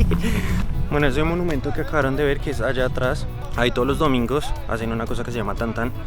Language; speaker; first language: Spanish; native; Spanish